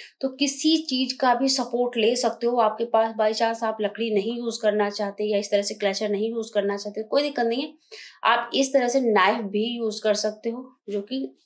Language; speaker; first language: Hindi; native; Hindi